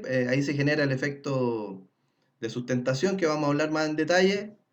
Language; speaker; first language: Spanish; native; Spanish